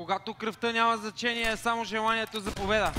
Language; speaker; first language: Bulgarian; native; Bulgarian